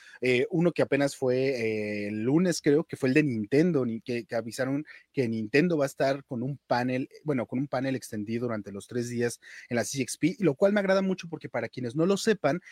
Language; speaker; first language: Spanish; native; Spanish